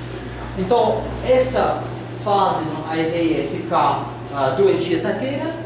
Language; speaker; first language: Portuguese; non-native, learner; Russian